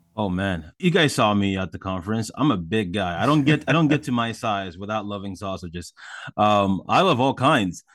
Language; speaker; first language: English; early bilingual, other home language; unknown